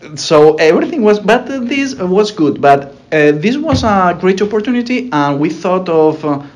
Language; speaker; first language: English; non-native, fluent; Spanish